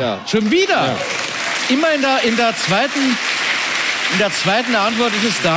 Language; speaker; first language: German; native; German